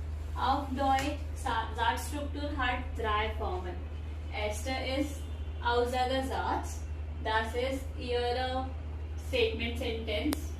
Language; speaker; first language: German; non-native, fluent; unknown